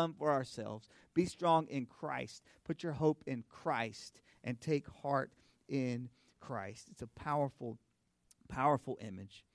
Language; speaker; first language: English; native; English